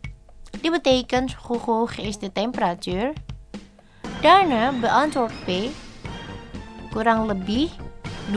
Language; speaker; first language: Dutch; non-native, learner; Indonesian